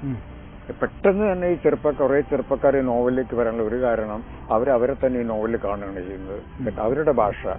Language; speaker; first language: Malayalam; native; Malayalam